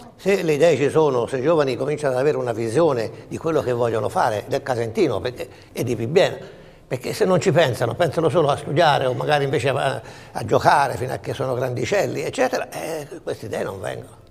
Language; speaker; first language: Italian; native; Italian